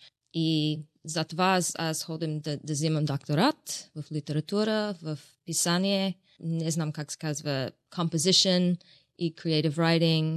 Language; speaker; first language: Bulgarian; non-native, learner; English